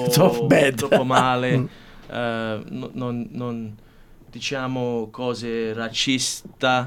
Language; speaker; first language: Italian; early bilingual, heritage; English